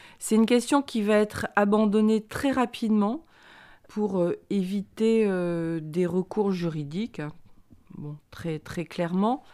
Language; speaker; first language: French; native; French